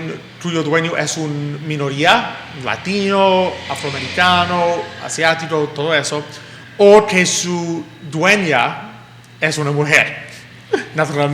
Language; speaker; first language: Spanish; early bilingual, heritage; English